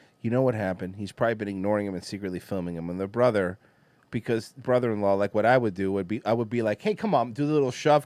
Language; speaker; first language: English; native; English